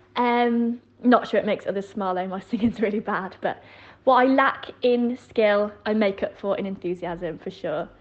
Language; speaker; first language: English; native; English